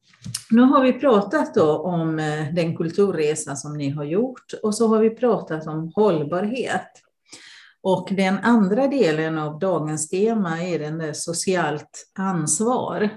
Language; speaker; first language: Swedish; non-native, fluent; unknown